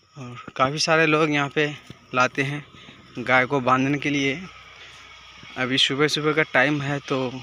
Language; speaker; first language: Hindi; native; Hindi